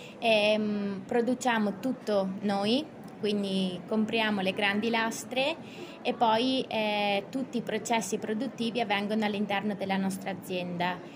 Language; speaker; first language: Italian; native; Italian